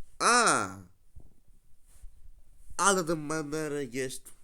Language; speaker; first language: Turkish; non-native, learner; Russian